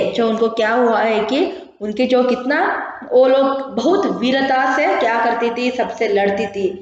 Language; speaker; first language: Hindi; non-native, local second language; Kannada